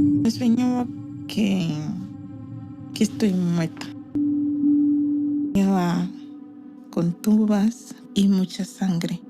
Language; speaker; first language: Spanish; non-native, learner; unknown